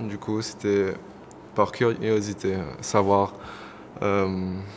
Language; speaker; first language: French; non-native, local second language; Morisyen